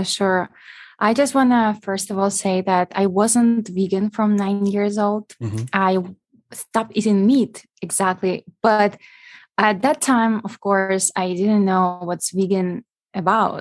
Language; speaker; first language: English; non-native, fluent; Ukrainian